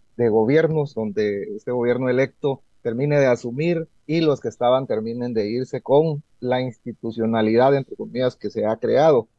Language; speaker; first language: Spanish; native; Spanish